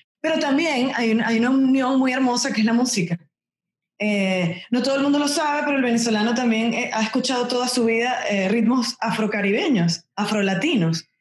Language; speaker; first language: Spanish; native; Spanish